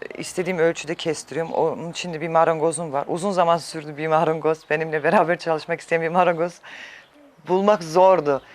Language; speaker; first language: Turkish; early bilingual, heritage; Turkish